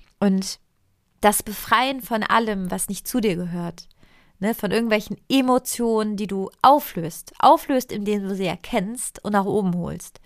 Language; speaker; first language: German; non-native, fluent; Italian